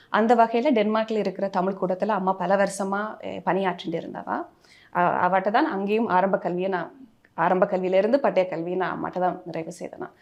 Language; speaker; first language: Tamil; early bilingual, heritage; Tamil